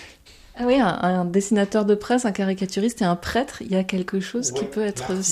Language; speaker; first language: French; native; French